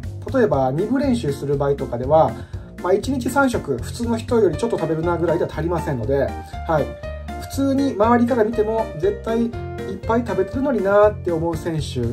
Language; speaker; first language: Japanese; native; Japanese